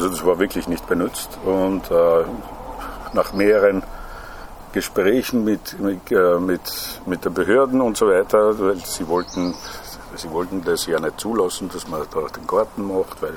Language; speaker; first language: German; non-native, fluent; Persian